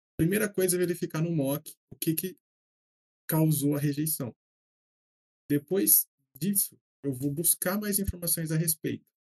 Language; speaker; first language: Portuguese; native; Portuguese